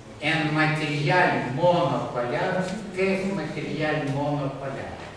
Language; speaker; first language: Spanish; non-native, fluent; Russian